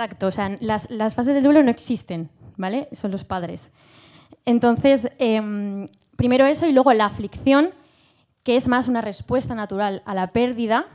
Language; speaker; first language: Spanish; native; Spanish